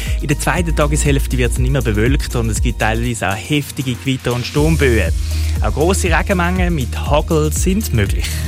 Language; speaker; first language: German; native; German